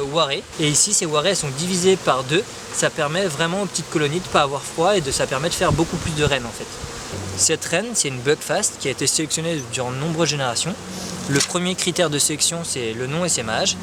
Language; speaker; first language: French; native; French